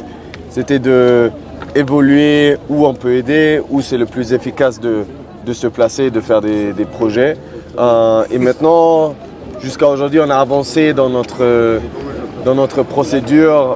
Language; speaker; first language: French; non-native, fluent; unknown